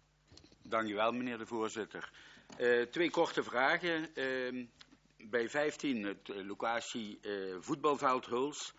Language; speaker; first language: Dutch; native; Dutch